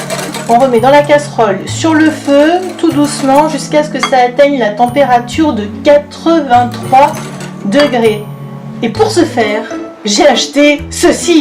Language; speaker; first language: French; native; French